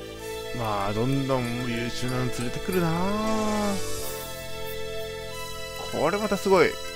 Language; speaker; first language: Japanese; native; Japanese